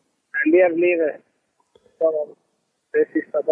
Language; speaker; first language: Swedish; early bilingual, other home language; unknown